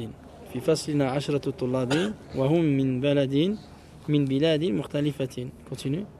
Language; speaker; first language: Arabic; non-native, fluent; French